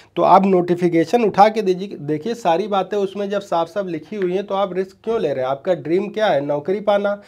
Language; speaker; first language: Hindi; native; Hindi